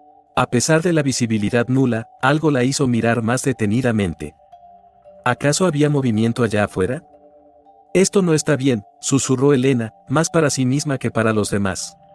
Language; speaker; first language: Spanish; native; Spanish